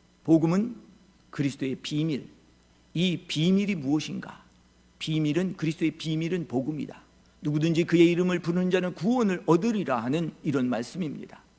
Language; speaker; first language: Korean; native; Korean